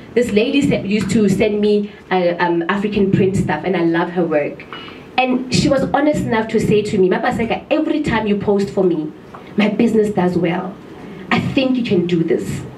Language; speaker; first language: English; non-native, local second language; Southern Sotho